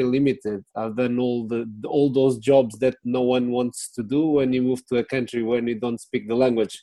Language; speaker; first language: English; non-native, fluent; Portuguese